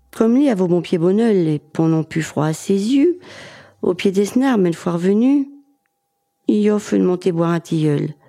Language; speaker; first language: French; native; French